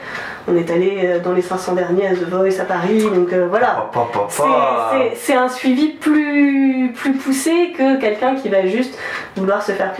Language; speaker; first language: French; native; French